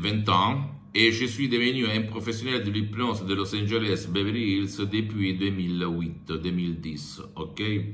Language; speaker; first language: French; non-native, fluent; Italian